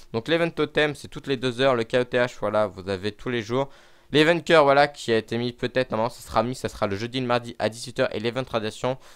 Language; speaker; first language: French; native; French